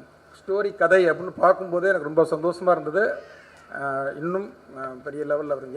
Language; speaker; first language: Tamil; native; Tamil